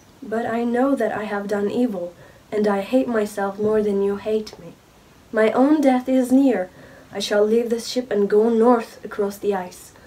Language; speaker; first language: English; non-native, fluent; Turkish